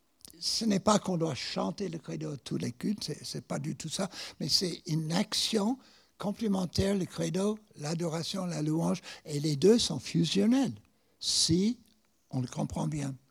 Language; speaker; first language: French; non-native, fluent; English